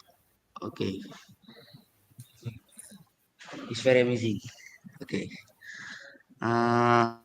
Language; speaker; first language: English; non-native, learner; Indonesian